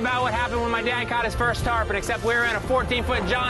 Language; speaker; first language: English; native; English